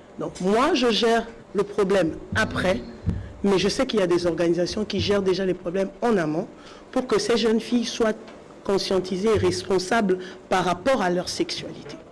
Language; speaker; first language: French; non-native, local second language; Lingala